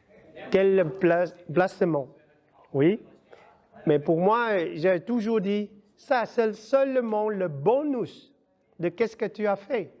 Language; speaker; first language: French; non-native, learner; Vietnamese